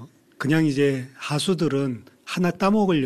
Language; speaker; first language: Korean; native; Korean